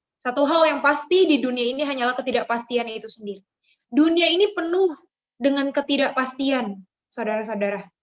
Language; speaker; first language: Indonesian; native; Indonesian